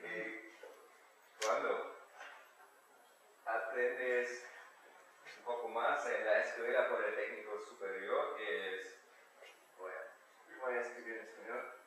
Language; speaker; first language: Spanish; non-native, learner; German